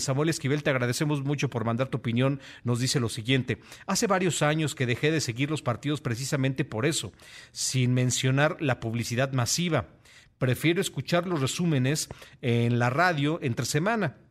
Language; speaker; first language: Spanish; native; Spanish